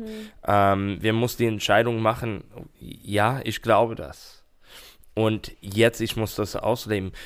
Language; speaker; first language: German; non-native, fluent; English